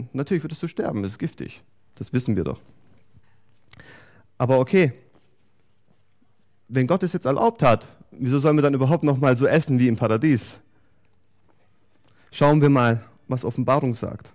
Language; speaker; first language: German; native; German